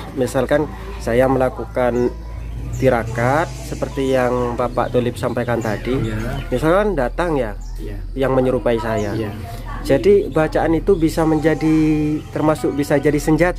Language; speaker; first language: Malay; non-native, local second language; Javanese